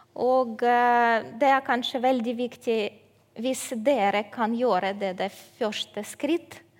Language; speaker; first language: Norwegian; non-native, fluent; Ukrainian